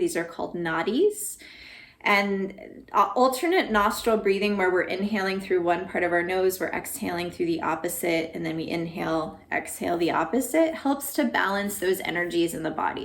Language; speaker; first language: English; native; English